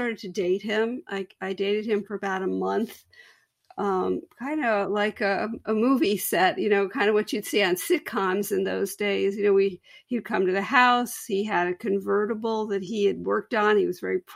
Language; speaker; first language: English; native; English